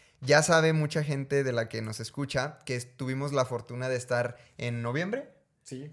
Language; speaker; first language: Spanish; native; Spanish